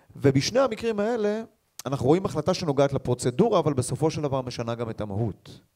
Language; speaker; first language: Hebrew; native; Hebrew